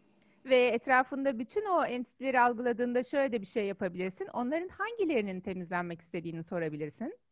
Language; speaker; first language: Turkish; native; Turkish